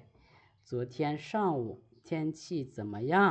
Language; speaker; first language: Chinese; non-native, fluent; Lao